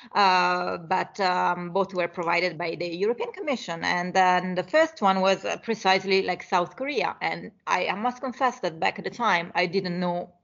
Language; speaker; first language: English; non-native, fluent; Italian